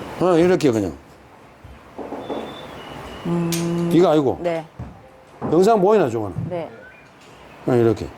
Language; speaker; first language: Korean; native; Korean